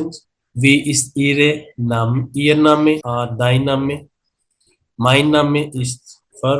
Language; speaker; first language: German; non-native, learner; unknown